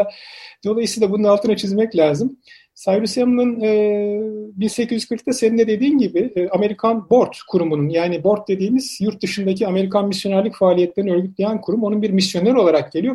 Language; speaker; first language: Turkish; native; Turkish